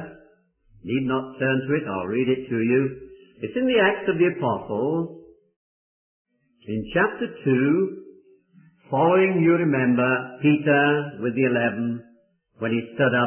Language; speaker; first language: English; native; English